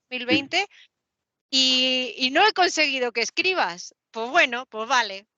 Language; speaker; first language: Spanish; native; Spanish